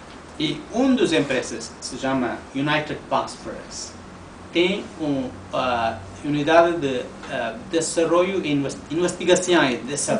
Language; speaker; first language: Spanish; non-native, learner; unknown